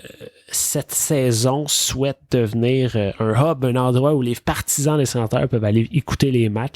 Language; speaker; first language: French; native; French